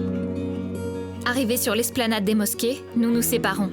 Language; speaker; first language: French; native; French